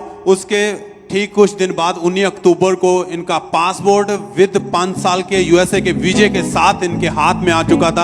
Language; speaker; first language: Hindi; native; Hindi